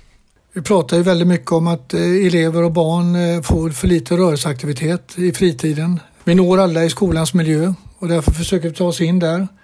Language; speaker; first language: Swedish; native; Swedish